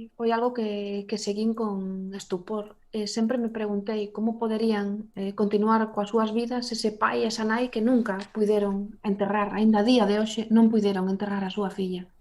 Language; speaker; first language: Galician; non-native, local second language; Spanish